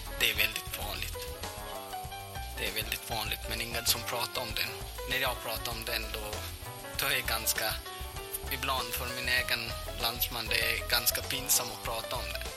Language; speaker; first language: Swedish; non-native, fluent; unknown